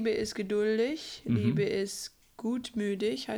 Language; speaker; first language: German; non-native, fluent; English